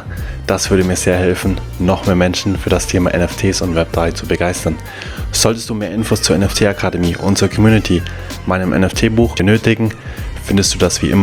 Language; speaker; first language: German; native; German